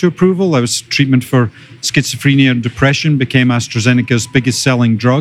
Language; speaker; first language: English; native; English